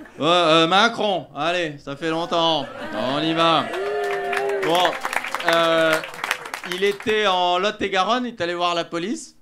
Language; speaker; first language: French; native; French